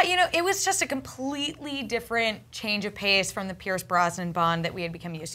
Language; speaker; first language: English; native; English